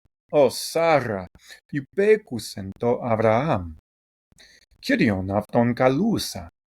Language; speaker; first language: Greek; non-native, learner; English